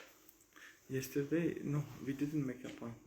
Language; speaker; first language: English; non-native, learner; Turkish